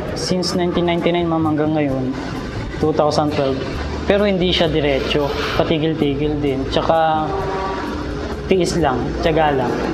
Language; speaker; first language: Filipino; non-native, local second language; Iloko